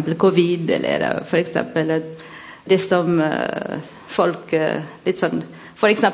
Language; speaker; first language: Norwegian; non-native, learner; Malagasy